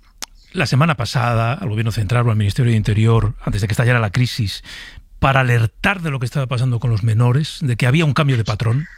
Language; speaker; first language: Spanish; native; Spanish